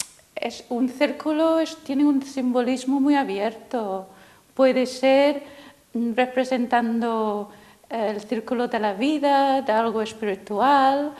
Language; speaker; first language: Spanish; non-native, fluent; English